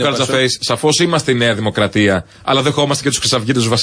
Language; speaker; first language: Greek; native; Greek